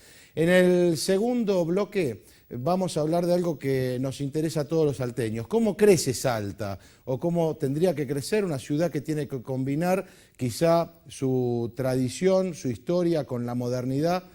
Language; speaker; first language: Spanish; native; Spanish